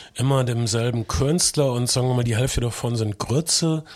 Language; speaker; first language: German; native; German